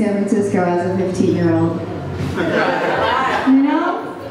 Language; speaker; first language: English; native; English